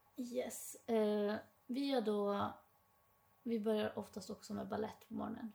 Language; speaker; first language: Swedish; native; Swedish